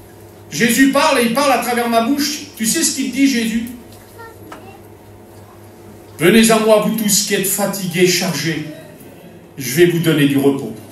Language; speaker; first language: French; native; French